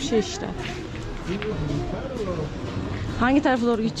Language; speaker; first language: Turkish; native; Turkish